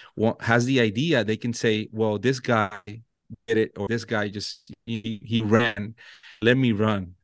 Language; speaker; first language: English; non-native, fluent; Spanish